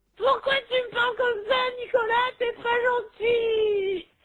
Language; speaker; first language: French; native; French